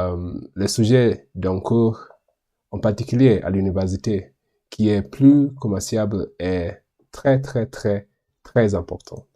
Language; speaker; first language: French; non-native, learner; English